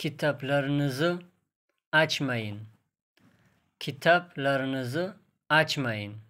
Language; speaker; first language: Turkish; non-native, fluent; Persian